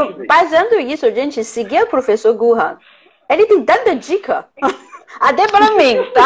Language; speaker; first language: Portuguese; non-native, fluent; Chinese